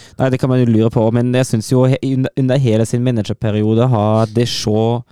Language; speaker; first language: Norwegian; non-native, fluent; German